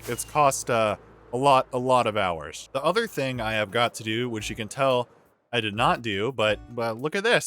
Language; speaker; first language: English; native; English